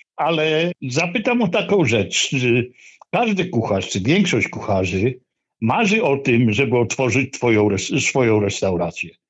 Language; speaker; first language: Polish; native; Polish